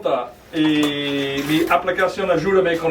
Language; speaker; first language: Spanish; non-native, learner; English